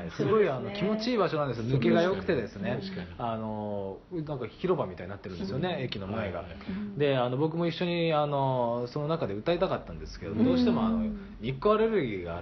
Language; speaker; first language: Japanese; native; Japanese